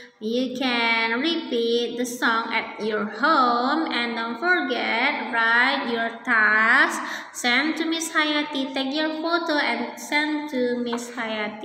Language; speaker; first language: English; non-native, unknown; Indonesian